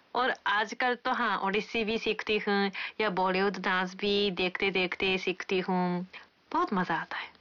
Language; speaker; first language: Hindi; non-native, fluent; Japanese